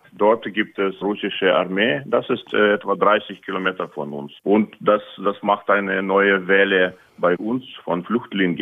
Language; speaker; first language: German; non-native, fluent; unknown